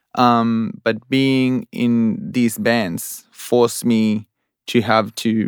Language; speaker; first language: English; non-native, fluent; Spanish